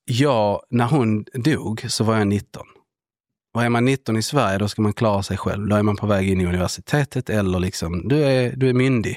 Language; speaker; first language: Swedish; native; Swedish